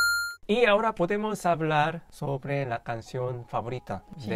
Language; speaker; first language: Spanish; non-native, fluent; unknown